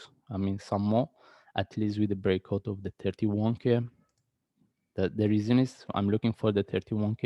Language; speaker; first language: English; non-native, fluent; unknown